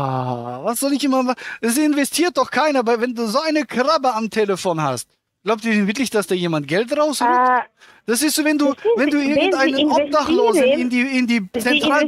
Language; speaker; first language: German; native; German